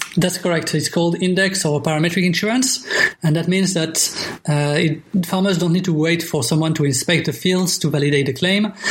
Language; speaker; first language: English; non-native, fluent; French